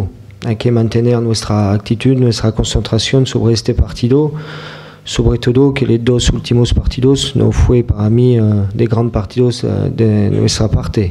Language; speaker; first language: Spanish; non-native, fluent; French